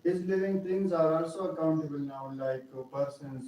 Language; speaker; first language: English; non-native, learner; Pashto